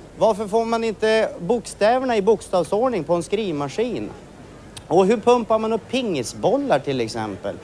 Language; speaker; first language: Swedish; native; Swedish